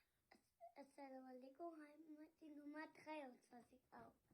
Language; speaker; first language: German; early bilingual, other home language; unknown